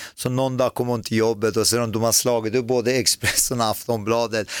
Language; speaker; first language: Swedish; early bilingual, other home language; Persian